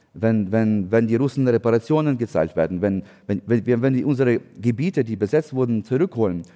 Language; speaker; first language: German; non-native, fluent; Ukrainian